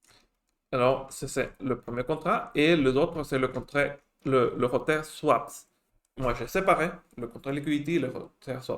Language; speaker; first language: French; non-native, fluent; Spanish